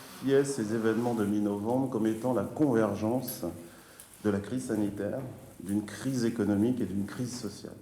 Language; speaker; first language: French; native; French